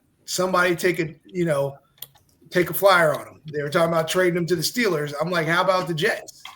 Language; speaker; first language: English; native; English